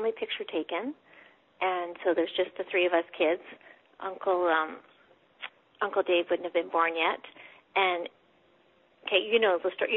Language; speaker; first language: English; native; English